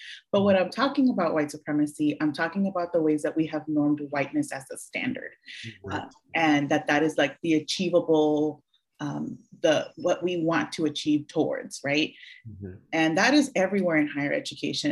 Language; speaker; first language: English; early bilingual, other home language; Spanish